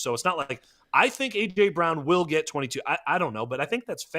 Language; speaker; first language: English; native; English